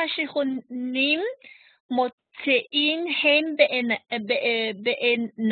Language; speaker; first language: Hebrew; non-native, learner; German